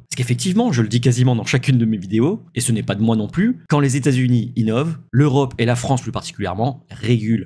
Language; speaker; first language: French; native; French